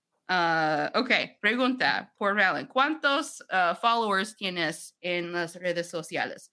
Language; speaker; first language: Spanish; non-native, learner; English